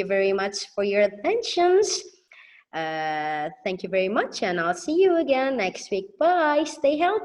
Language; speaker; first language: English; non-native, fluent; Indonesian